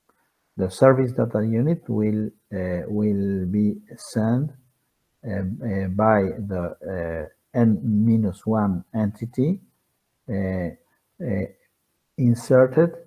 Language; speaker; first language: English; non-native, fluent; Spanish